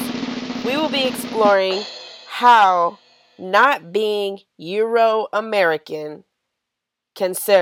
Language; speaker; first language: English; native; English